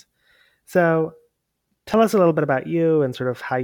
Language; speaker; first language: English; non-native, local second language; Hindi